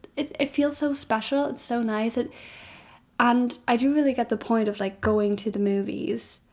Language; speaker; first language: English; non-native, fluent; German